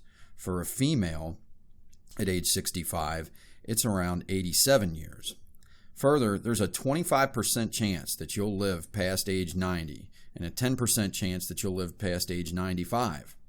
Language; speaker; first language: English; native; English